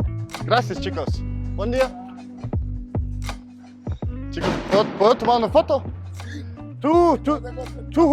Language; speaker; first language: Spanish; non-native, learner; Danish